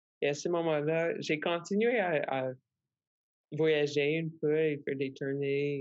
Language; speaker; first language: French; non-native, fluent; English